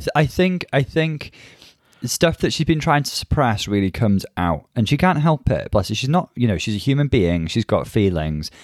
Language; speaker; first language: English; native; English